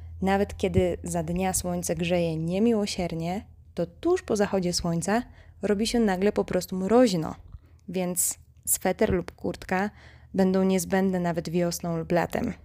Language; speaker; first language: Polish; native; Polish